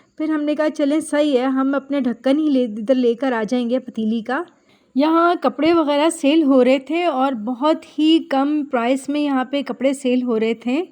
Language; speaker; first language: Urdu; native; Urdu